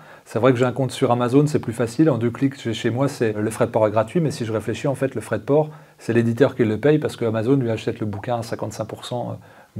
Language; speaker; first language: French; native; French